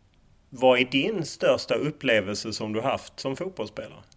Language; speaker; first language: Swedish; native; Swedish